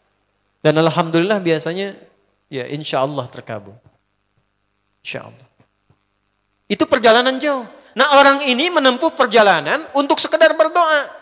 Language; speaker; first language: Indonesian; native; Indonesian